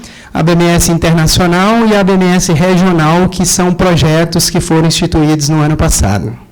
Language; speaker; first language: Portuguese; native; Portuguese